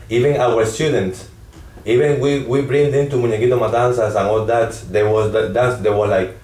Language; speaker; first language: English; non-native, learner; Spanish